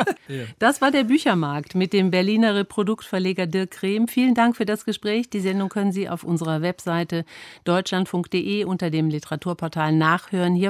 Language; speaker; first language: German; native; German